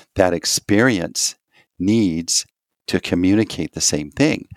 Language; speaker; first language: English; native; English